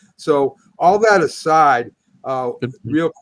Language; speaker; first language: English; native; English